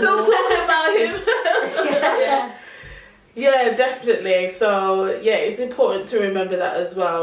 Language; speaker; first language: English; native; English